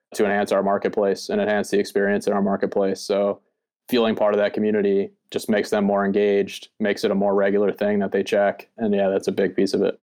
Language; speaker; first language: English; native; English